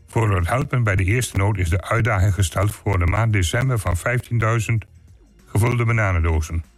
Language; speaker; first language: Dutch; native; Dutch